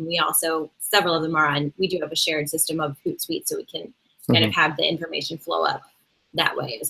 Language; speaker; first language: English; native; English